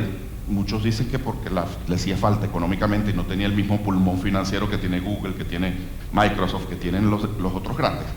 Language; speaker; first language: Spanish; native; Spanish